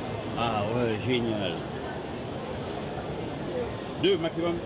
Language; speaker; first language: French; native; French